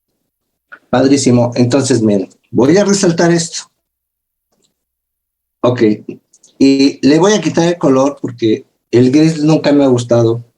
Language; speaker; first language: Spanish; native; Spanish